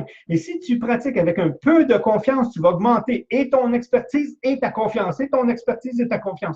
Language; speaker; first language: French; native; French